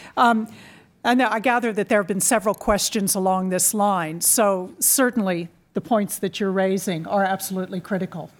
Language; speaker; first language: English; native; English